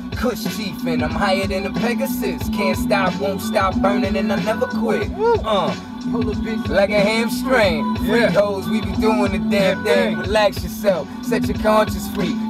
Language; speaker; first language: English; native; English